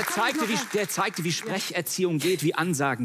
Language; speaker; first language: German; native; German